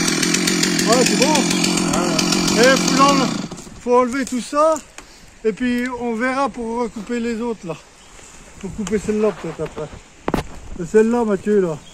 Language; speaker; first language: French; native; French